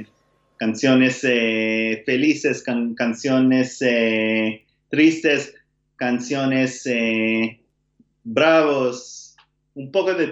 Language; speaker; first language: Spanish; non-native, learner; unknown